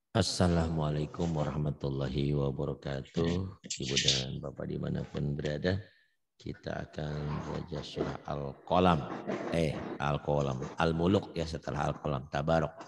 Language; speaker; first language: Indonesian; non-native, local second language; Sundanese